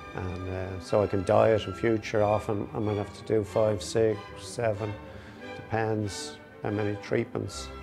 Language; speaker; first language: English; native; English